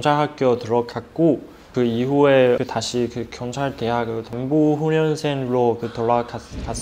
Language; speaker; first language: Korean; non-native, fluent; Chinese